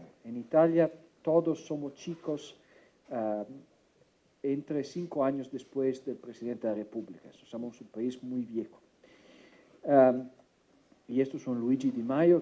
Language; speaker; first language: Spanish; non-native, fluent; Italian